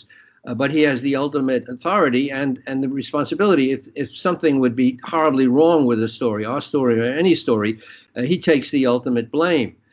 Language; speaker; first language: English; native; English